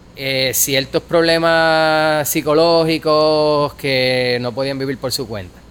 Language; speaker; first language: Spanish; native; Spanish